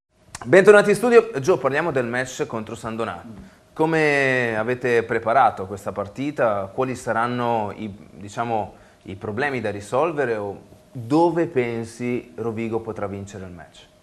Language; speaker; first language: Italian; native; Italian